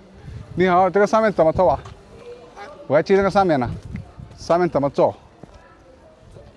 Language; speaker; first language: Chinese; non-native, learner; Kannada